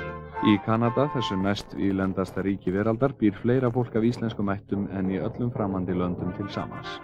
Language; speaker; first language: Icelandic; native; Icelandic